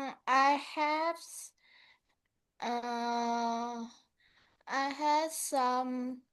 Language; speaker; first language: English; non-native, learner; Vietnamese